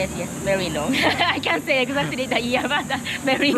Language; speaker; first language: English; non-native, learner; Japanese